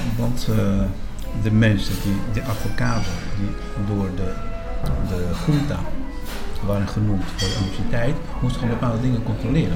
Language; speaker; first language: Dutch; non-native, fluent; Spanish